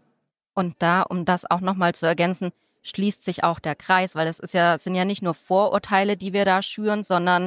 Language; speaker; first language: German; native; German